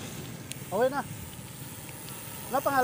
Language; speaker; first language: Filipino; non-native, local second language; Cebuano